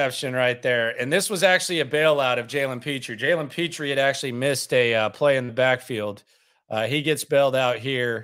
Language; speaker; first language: English; native; English